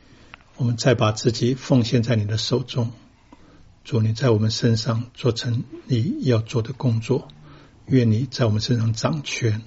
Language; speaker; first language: Chinese; native; Chinese